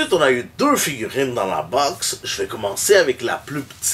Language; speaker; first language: French; native; French